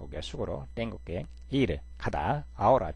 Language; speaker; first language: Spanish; non-native, fluent; Korean